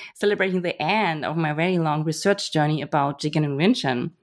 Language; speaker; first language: English; non-native, fluent; German